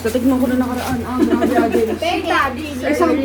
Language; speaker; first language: Filipino; native; Filipino